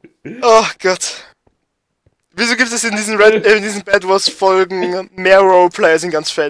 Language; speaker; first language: German; native; German